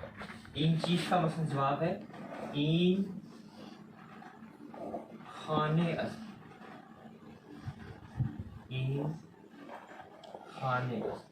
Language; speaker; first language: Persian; non-native, fluent; Urdu